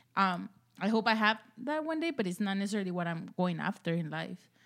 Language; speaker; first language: English; early bilingual, other home language; Spanish